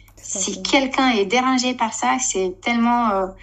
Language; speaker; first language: French; non-native, fluent; Romanian